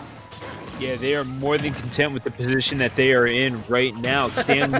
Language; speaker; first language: English; native; English